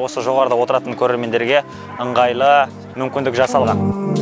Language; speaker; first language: Kazakh; native; Kazakh